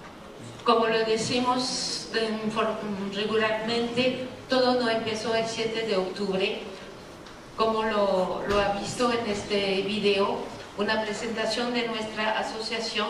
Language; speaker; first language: Spanish; non-native, fluent; French